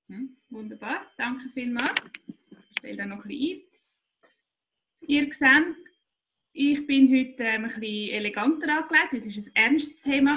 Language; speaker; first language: German; native; German